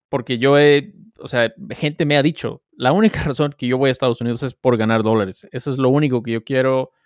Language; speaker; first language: Spanish; native; Spanish